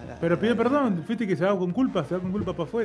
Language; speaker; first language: Spanish; native; Spanish